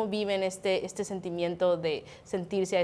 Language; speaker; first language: Spanish; native; Spanish